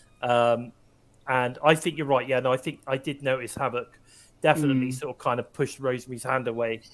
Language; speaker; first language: English; native; English